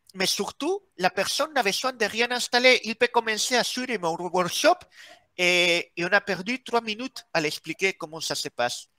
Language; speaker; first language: French; non-native, fluent; Spanish